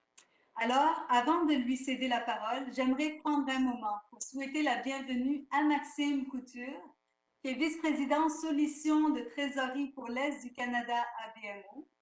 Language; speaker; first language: French; native; French